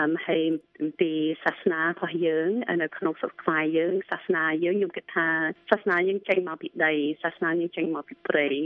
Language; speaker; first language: Khmer; early bilingual, other home language; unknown